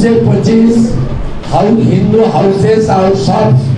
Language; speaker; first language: Hindi; non-native, local second language; Bangla